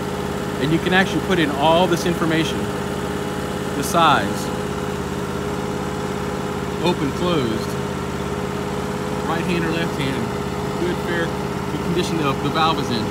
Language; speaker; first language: English; native; English